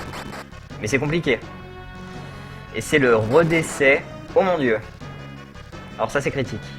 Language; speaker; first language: French; native; French